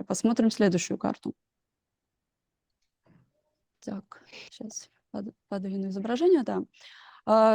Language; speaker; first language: Russian; native; Russian